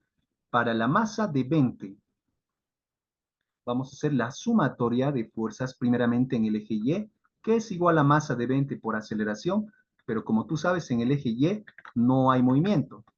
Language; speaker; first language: Spanish; native; Spanish